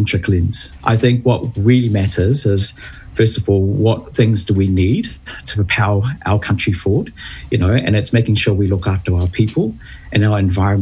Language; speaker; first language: English; native; English